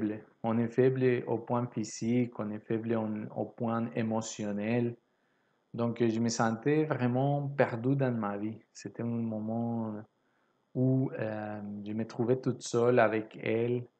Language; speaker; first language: French; non-native, fluent; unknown